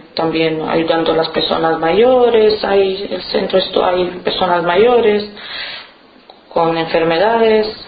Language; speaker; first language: Spanish; non-native, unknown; Romanian